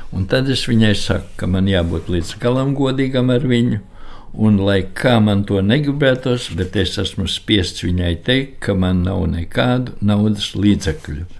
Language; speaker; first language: Latvian; native; Latvian